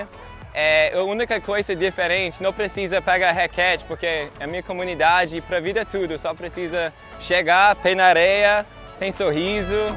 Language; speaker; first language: Portuguese; non-native, learner; English